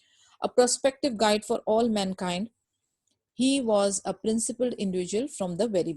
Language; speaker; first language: English; non-native, local second language; Urdu